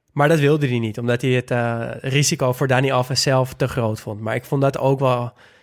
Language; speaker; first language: Dutch; native; Dutch